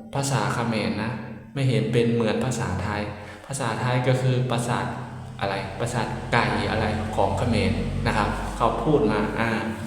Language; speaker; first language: Thai; native; Thai